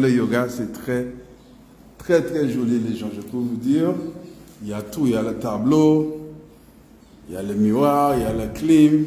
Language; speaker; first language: French; non-native, local second language; English